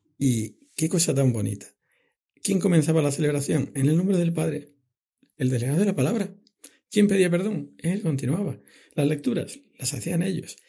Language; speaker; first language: Spanish; native; Spanish